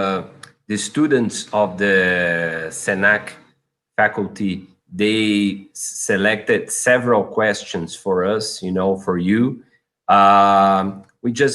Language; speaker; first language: English; non-native, fluent; Portuguese